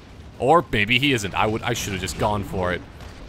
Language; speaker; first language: English; native; English